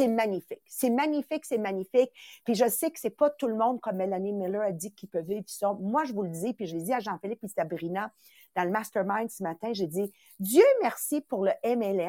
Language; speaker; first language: French; native; French